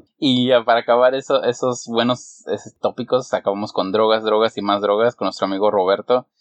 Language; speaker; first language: Spanish; early bilingual, heritage; Spanish